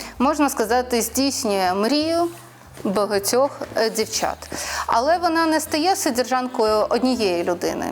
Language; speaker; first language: Ukrainian; non-native, local second language; Russian